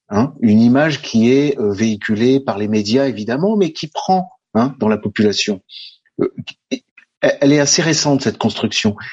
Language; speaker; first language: French; native; French